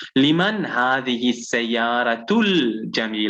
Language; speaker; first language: Arabic; non-native, fluent; English